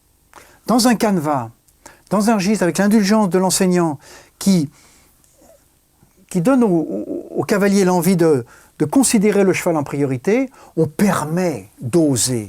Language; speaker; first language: French; native; French